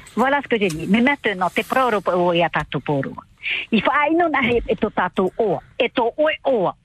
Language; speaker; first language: French; native; French